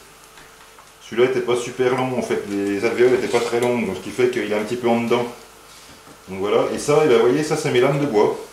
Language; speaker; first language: French; native; French